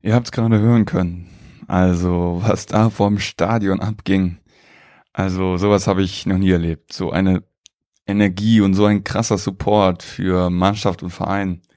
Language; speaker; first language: German; native; German